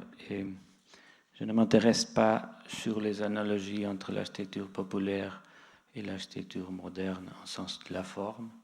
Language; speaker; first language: French; non-native, fluent; Portuguese